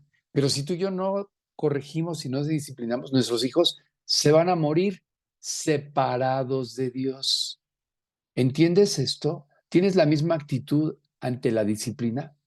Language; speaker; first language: Spanish; native; Spanish